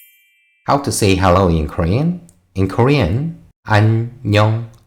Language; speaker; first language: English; non-native, fluent; Korean